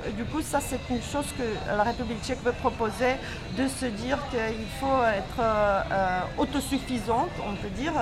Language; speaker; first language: French; non-native, fluent; Czech